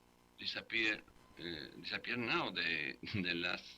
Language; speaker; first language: English; non-native, learner; Spanish